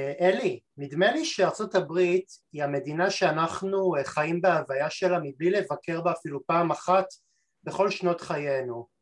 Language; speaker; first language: Hebrew; native; Hebrew